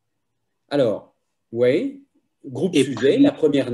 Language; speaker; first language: French; native; French